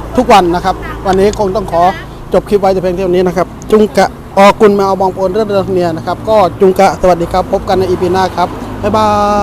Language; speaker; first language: Thai; native; Thai